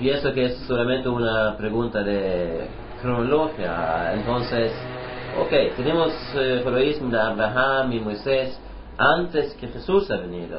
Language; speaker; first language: Spanish; non-native, learner; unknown